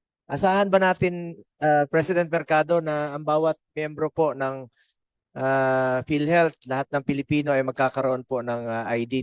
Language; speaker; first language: Filipino; native; Filipino